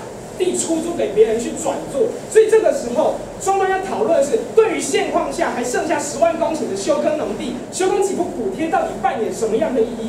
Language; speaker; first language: Chinese; native; Chinese